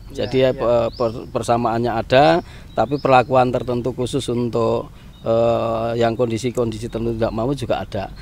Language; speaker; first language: Indonesian; non-native, local second language; Javanese